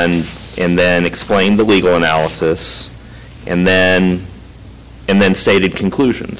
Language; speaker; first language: English; native; English